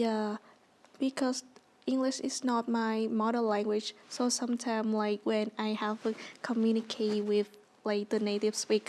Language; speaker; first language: English; non-native, learner; Vietnamese